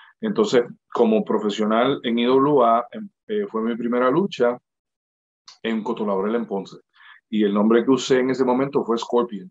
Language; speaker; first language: Spanish; native; Spanish